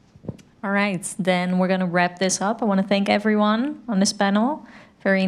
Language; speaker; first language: English; non-native, fluent; Dutch